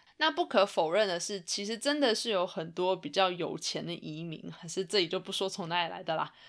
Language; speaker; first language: Chinese; native; Chinese